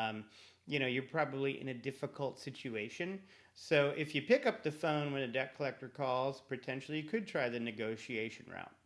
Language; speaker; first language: English; native; English